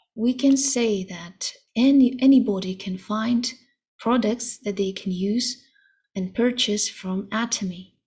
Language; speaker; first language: English; non-native, fluent; Russian